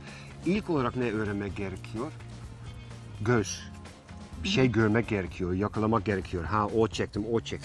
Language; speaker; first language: Turkish; non-native, fluent; Dutch